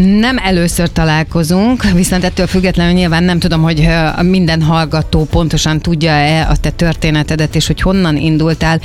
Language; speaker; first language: Hungarian; native; Hungarian